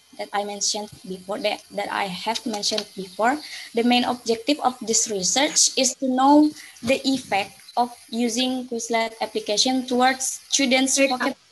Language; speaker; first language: English; non-native, learner; Indonesian